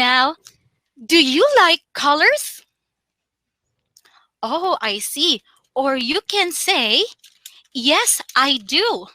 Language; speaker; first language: English; non-native, local second language; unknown